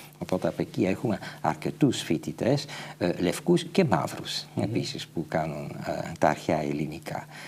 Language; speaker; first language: Greek; non-native, fluent; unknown